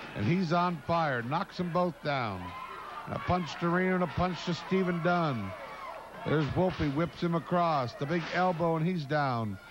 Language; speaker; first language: English; native; English